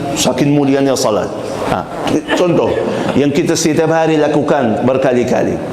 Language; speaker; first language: Malay; non-native, fluent; Arabic